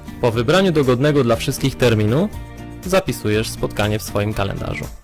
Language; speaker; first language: Polish; native; Polish